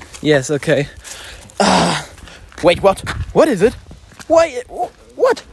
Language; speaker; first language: English; non-native, learner; German